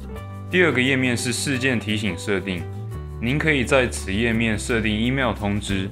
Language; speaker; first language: Chinese; native; Chinese